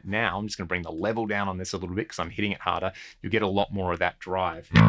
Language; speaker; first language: English; native; English